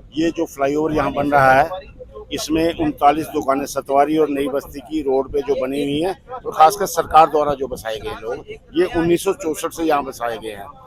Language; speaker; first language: Hindi; non-native, local second language; Dogri